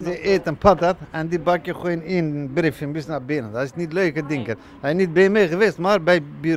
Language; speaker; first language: Dutch; non-native, learner; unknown